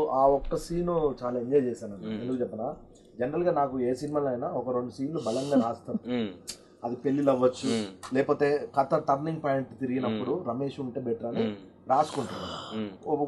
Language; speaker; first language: Telugu; native; Telugu